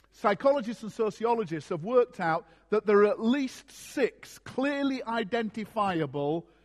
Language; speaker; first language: English; native; English